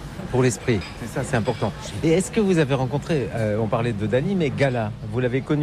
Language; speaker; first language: French; native; French